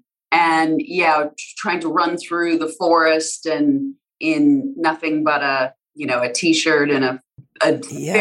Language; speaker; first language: English; native; English